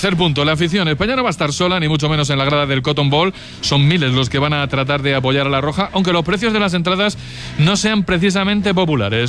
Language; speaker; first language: Spanish; native; Spanish